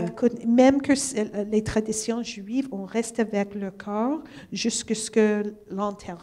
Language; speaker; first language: French; non-native, fluent; English